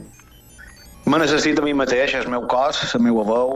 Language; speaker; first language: Catalan; native; Catalan